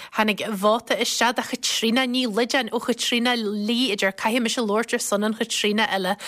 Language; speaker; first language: Irish; native; Irish